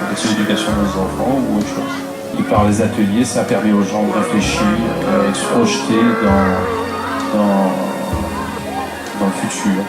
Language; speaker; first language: French; native; French